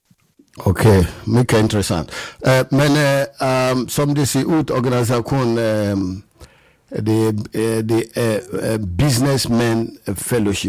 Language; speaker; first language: Swedish; non-native, fluent; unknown